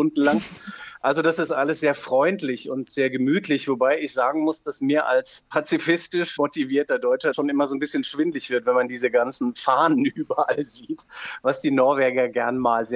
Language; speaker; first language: German; native; German